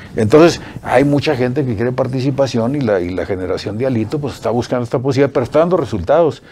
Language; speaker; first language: Spanish; native; Spanish